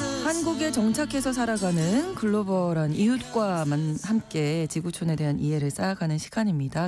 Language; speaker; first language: Korean; native; Korean